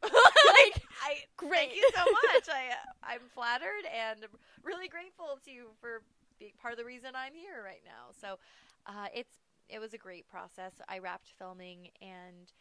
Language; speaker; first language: English; native; English